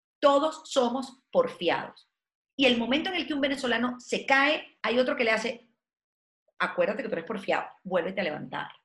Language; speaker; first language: Spanish; native; Spanish